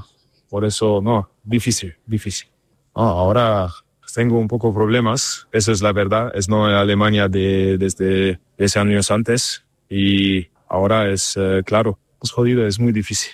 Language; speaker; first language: Spanish; non-native, learner; German